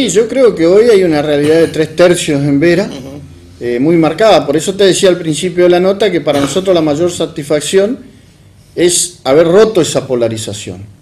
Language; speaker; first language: Spanish; native; Spanish